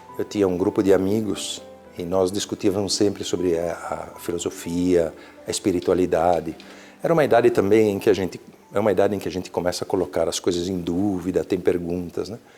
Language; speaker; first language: Portuguese; early bilingual, other home language; Italian